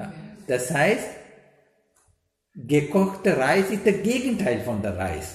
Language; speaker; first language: German; non-native, learner; Sinhala